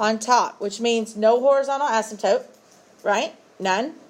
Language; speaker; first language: English; native; English